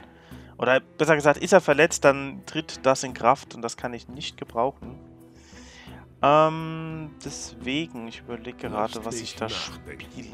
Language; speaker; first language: German; native; German